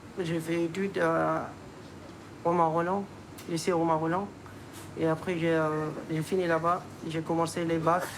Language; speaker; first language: French; non-native, learner; Persian